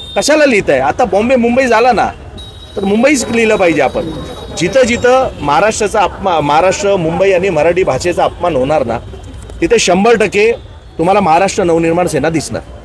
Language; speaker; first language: Marathi; non-native, local second language; Gujarati